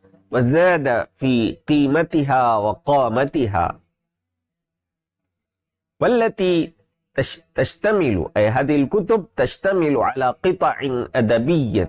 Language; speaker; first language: Arabic; non-native, fluent; Urdu